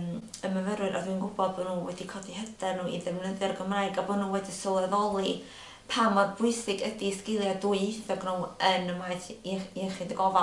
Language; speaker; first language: Welsh; native; Welsh